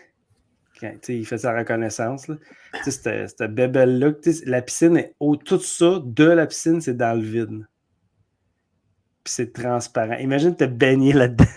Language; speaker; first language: French; native; French